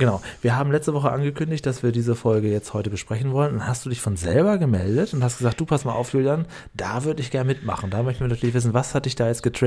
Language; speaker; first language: German; native; German